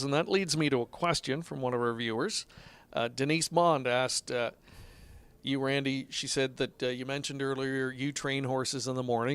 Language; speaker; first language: English; native; English